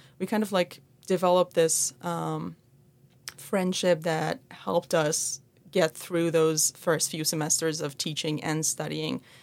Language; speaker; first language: English; non-native, fluent; Persian